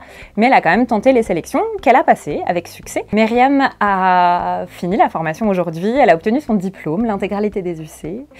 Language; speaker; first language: French; native; French